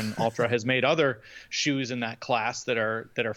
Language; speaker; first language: English; native; English